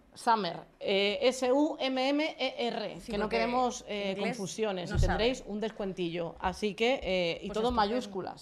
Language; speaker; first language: Spanish; native; Spanish